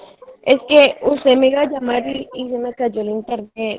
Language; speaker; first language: Spanish; native; Spanish